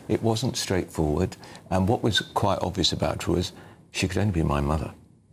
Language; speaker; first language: English; native; English